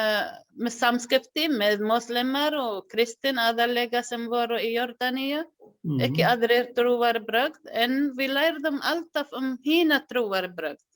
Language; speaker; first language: Icelandic; non-native, learner; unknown